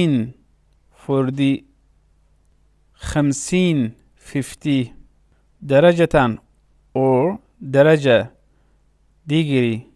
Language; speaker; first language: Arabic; non-native, fluent; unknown